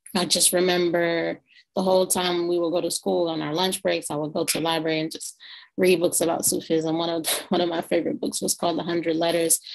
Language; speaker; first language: English; native; English